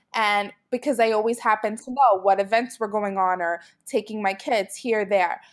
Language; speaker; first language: English; native; English